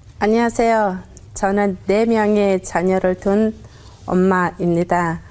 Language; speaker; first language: Korean; non-native, fluent; Mongolian